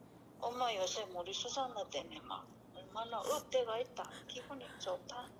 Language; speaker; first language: Korean; native; Korean